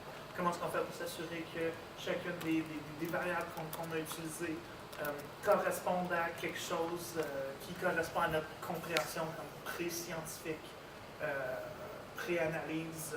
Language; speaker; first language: French; native; French